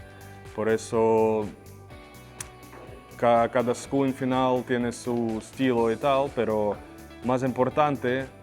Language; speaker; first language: Spanish; non-native, learner; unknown